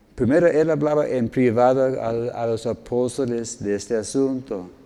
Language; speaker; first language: Spanish; non-native, fluent; English